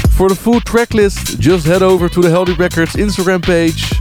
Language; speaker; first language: English; non-native, fluent; Dutch